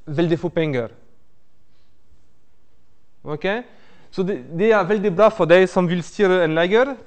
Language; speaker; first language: Norwegian; non-native, fluent; French